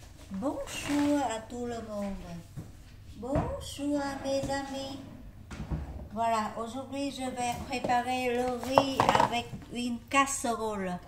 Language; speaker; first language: French; non-native, learner; Vietnamese